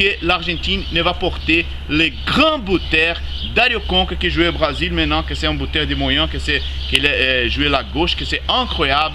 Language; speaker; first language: French; non-native, learner; Spanish